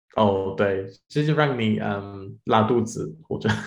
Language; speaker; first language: Chinese; non-native, learner; English